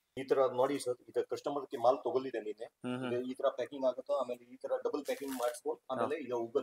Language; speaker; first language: Kannada; non-native, local second language; Telugu